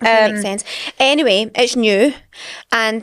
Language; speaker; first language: English; native; English